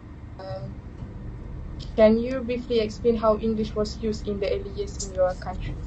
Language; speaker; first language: English; non-native, local second language; Malay